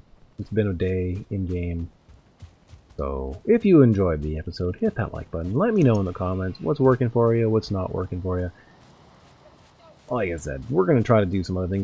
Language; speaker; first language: English; native; English